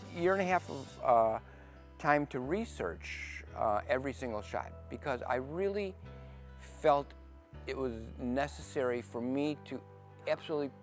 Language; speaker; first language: English; native; English